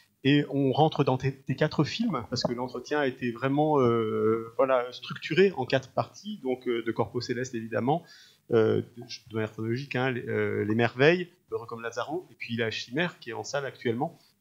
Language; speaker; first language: French; native; French